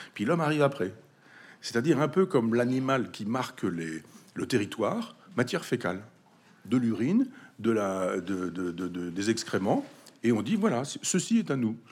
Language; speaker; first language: French; native; French